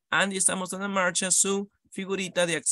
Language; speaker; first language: Spanish; native; Spanish